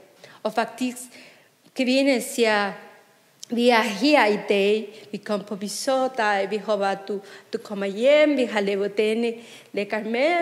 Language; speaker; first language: Danish; non-native, fluent; Spanish